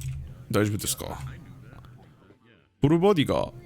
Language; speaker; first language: Japanese; non-native, learner; English